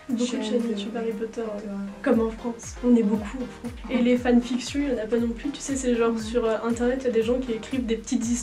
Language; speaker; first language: French; native; French